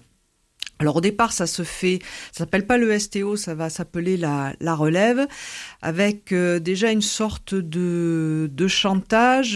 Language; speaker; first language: French; native; French